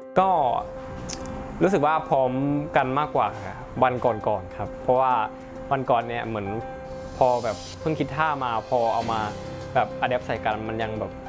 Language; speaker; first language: Thai; native; Thai